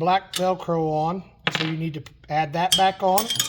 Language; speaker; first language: English; native; English